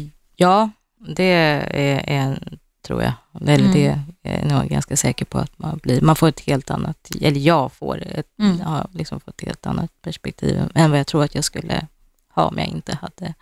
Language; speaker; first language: Swedish; native; Swedish